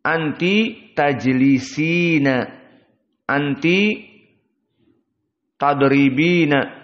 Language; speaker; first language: Arabic; non-native, fluent; Indonesian